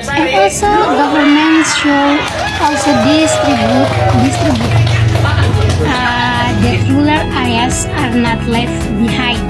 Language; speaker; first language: English; non-native, learner; Indonesian